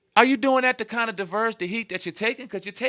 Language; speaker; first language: English; native; English